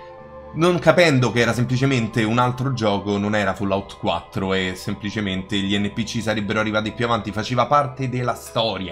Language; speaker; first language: Italian; native; Italian